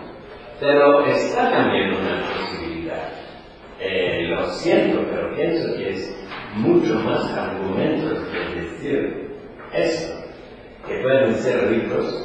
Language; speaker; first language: Spanish; non-native, fluent; Polish